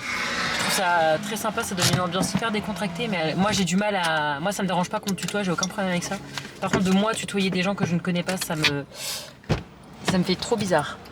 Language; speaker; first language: French; native; French